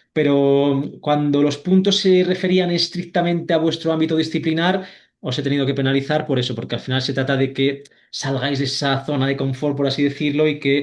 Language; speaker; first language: Spanish; native; Spanish